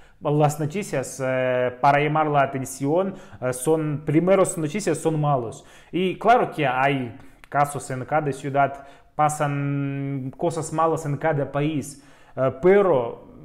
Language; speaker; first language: Spanish; non-native, learner; Russian